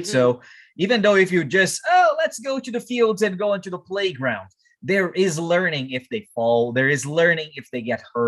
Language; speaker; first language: English; non-native, fluent; Portuguese